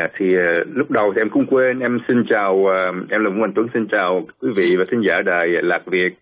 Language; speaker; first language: Vietnamese; early bilingual, heritage; Vietnamese